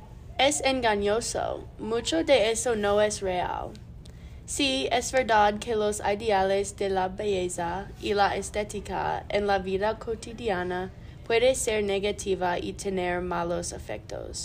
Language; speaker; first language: Spanish; non-native, learner; English